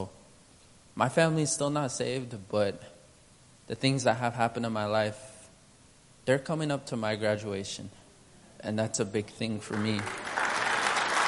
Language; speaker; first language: English; early bilingual, other home language; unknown